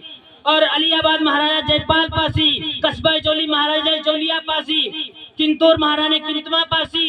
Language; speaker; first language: Hindi; native; Hindi